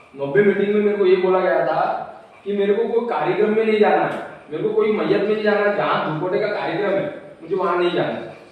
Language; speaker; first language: Hindi; non-native, local second language; Marathi